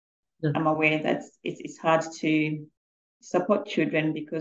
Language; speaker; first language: English; non-native, local second language; Bemba